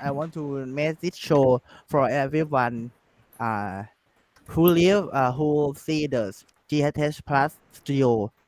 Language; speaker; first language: English; non-native, learner; Thai